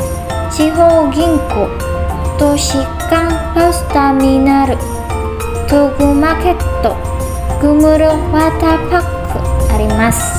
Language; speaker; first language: Japanese; non-native, learner; Indonesian